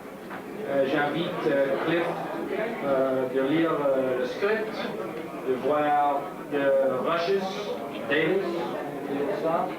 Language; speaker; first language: French; non-native, learner; English